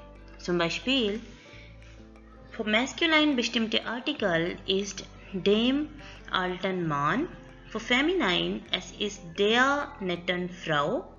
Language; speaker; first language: German; non-native, learner; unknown